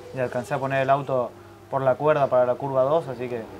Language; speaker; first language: Spanish; native; Spanish